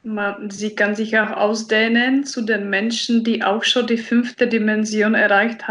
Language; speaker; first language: German; non-native, fluent; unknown